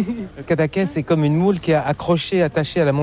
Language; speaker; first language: French; native; French